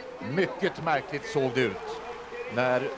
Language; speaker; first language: Swedish; native; Swedish